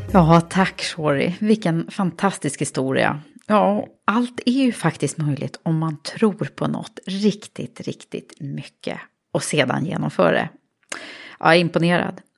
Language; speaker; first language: Swedish; native; Swedish